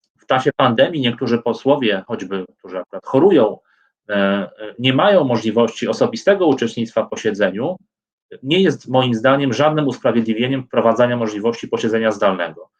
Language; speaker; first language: Polish; native; Polish